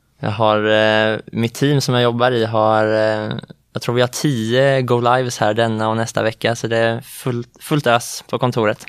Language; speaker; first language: Swedish; native; Swedish